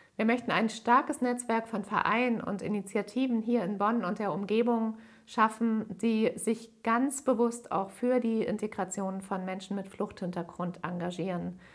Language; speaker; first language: German; native; German